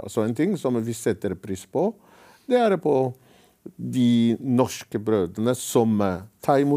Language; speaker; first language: Norwegian; non-native, fluent; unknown